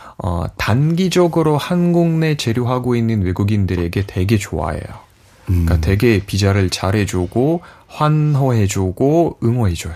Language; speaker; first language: Korean; non-native, fluent; Russian